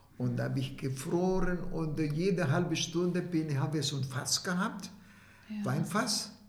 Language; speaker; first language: German; non-native, fluent; Italian